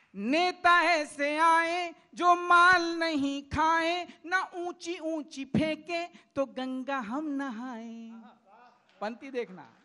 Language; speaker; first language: Hindi; native; Hindi